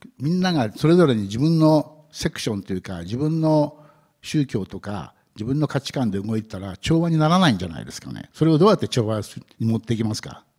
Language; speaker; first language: Japanese; native; Japanese